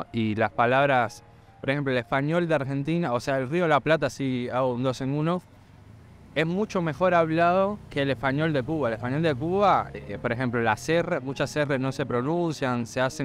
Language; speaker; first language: Spanish; native; Spanish